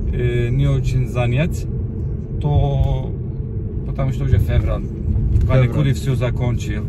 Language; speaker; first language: Russian; non-native, fluent; Turkish